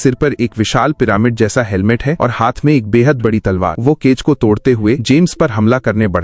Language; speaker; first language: Hindi; native; Hindi